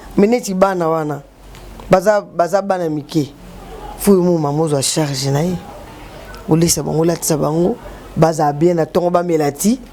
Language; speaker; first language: Lingala; native; Lingala